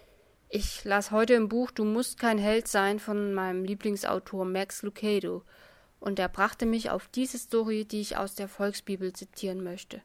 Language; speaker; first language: German; native; German